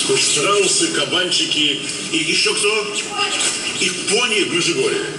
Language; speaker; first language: Russian; native; Russian